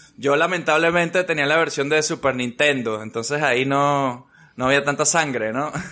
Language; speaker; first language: Spanish; native; Spanish